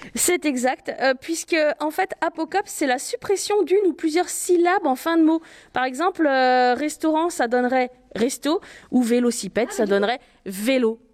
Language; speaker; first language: French; native; French